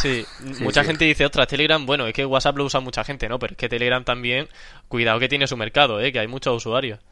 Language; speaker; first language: Spanish; native; Spanish